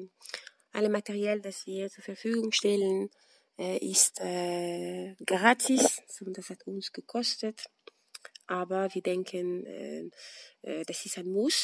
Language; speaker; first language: German; non-native, fluent; French